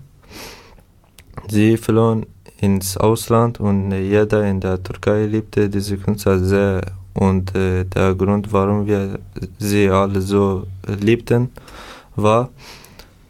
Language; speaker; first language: German; non-native, learner; Turkish